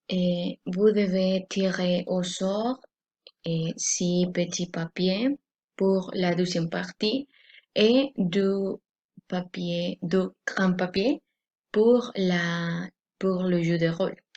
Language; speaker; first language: French; non-native, learner; Spanish